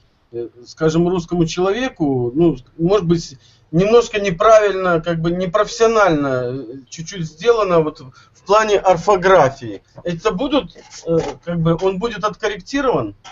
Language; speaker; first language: Russian; native; Russian